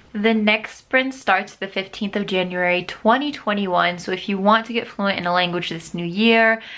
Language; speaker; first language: English; native; English